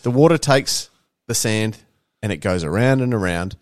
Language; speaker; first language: English; native; English